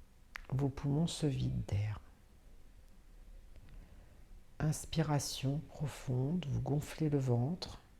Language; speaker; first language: French; native; French